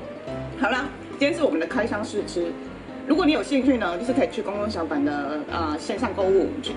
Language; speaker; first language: Chinese; native; Chinese